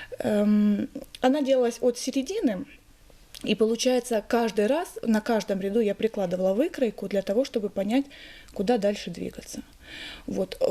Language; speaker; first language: Russian; native; Russian